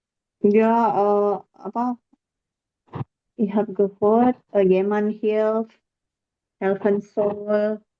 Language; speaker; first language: German; non-native, learner; Indonesian